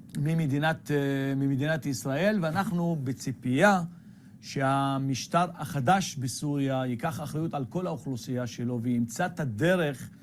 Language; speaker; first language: Hebrew; non-native, local second language; Arabic